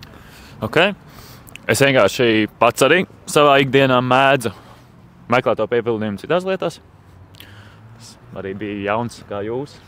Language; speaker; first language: Latvian; native; Latvian